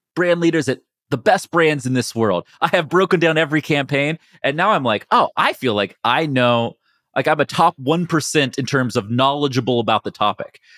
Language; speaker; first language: English; native; English